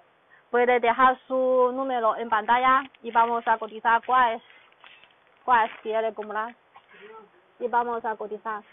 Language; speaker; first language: Spanish; non-native, learner; Chinese